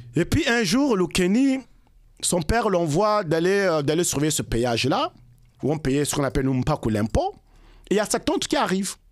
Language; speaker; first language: French; non-native, local second language; Kongo